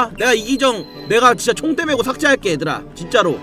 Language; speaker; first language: Korean; native; Korean